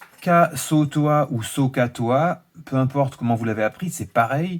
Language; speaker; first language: French; native; French